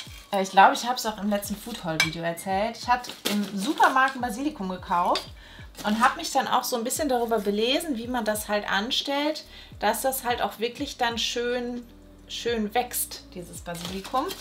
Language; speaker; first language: German; native; German